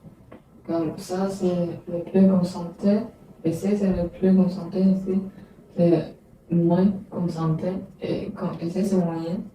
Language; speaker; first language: French; non-native, learner; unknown